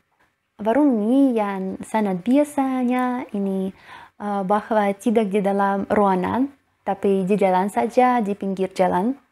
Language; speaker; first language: Indonesian; non-native, learner; Russian